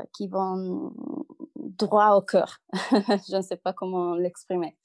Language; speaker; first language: French; non-native, learner; Italian